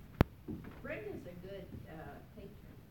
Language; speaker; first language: English; native; English